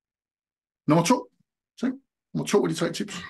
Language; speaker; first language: Danish; native; Danish